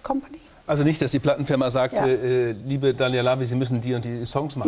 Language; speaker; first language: German; native; German